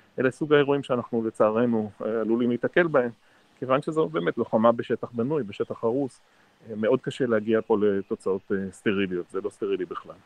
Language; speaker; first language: Hebrew; native; Hebrew